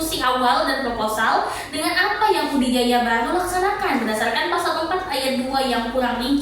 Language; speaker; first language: Indonesian; native; Indonesian